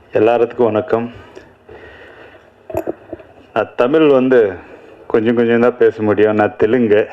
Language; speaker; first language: Tamil; non-native, learner; Telugu